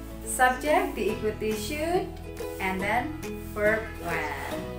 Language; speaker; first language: English; non-native, fluent; Indonesian